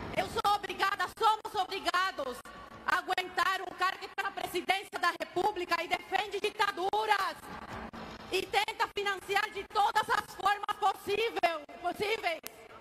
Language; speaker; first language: Portuguese; early bilingual, other home language; Spanish